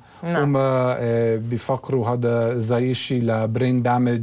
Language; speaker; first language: Arabic; non-native, learner; English